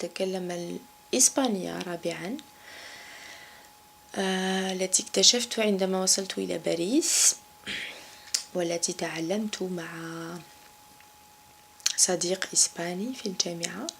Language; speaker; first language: Arabic; non-native, local second language; Kabyle